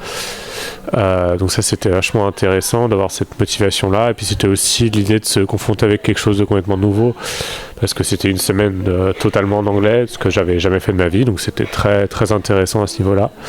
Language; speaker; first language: French; native; French